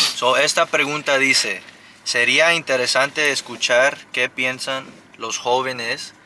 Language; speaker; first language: Spanish; early bilingual, other home language; English